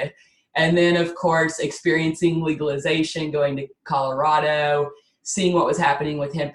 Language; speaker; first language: English; native; English